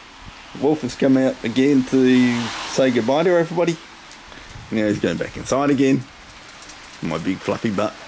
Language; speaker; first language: English; native; English